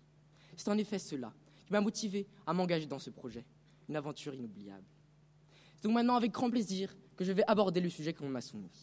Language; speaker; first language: French; non-native, fluent; Romanian